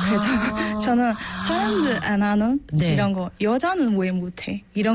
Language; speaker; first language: Korean; non-native, learner; Burmese